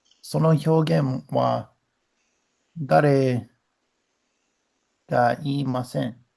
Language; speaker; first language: Japanese; non-native, learner; English